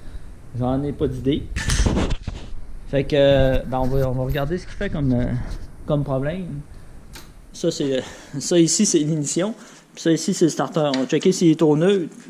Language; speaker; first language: French; native; French